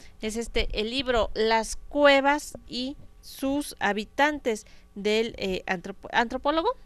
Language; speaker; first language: Spanish; native; Spanish